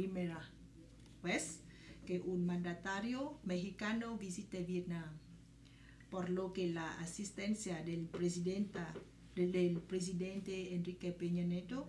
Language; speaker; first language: Spanish; non-native, fluent; Vietnamese